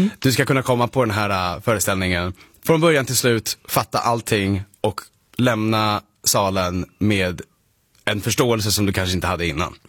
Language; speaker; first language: Swedish; native; Swedish